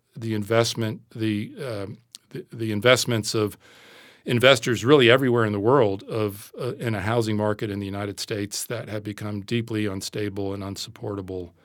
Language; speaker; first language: English; native; English